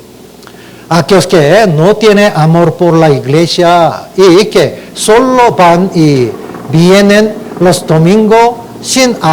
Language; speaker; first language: Spanish; non-native, learner; Korean